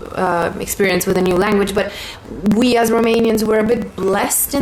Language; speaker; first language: English; non-native, fluent; Romanian